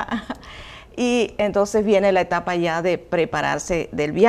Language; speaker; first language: Spanish; native; Spanish